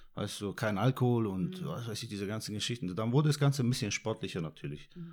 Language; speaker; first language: German; non-native, fluent; Turkish